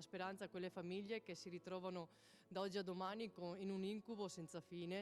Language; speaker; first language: Italian; native; Italian